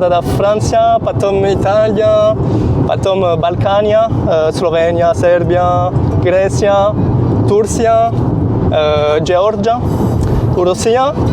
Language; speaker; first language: Russian; non-native, learner; French